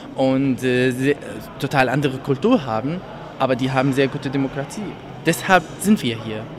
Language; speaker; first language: German; non-native, learner; Arabic